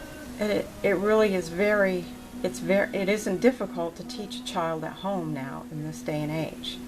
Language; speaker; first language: English; native; English